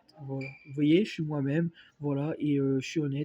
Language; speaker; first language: French; native; French